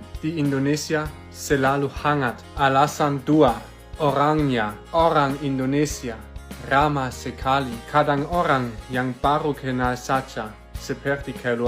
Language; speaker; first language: Indonesian; non-native, fluent; German